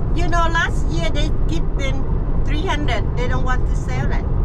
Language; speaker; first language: English; non-native, learner; Vietnamese